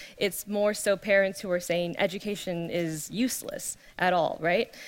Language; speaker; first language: English; native; English